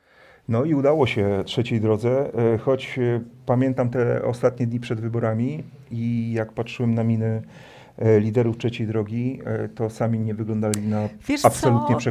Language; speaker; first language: Polish; native; Polish